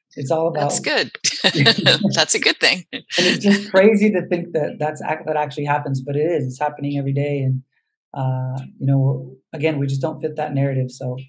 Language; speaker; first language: English; native; English